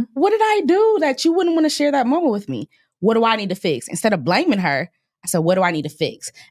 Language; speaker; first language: English; native; English